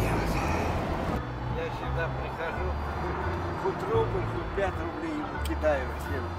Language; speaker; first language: Russian; native; Russian